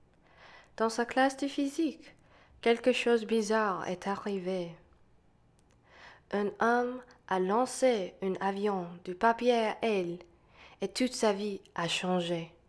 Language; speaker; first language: French; non-native, learner; English